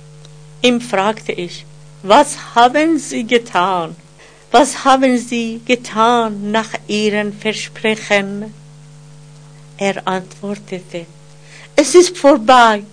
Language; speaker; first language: German; non-native, fluent; Persian